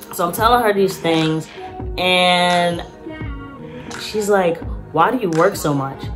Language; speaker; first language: English; native; English